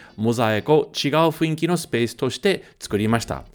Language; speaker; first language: Japanese; native; Japanese